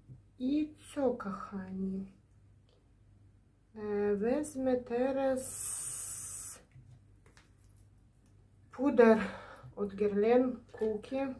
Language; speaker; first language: Polish; non-native, learner; Ukrainian